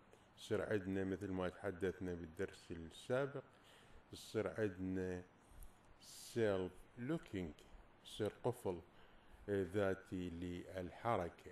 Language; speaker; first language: Arabic; native; Arabic